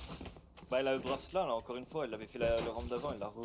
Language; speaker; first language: French; native; French